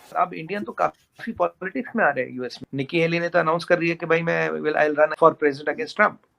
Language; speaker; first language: Hindi; native; Hindi